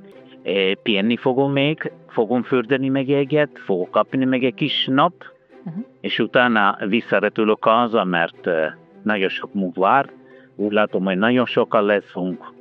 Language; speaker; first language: Hungarian; non-native, learner; Italian